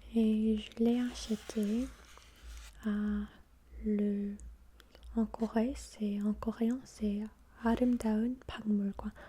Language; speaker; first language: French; non-native, fluent; English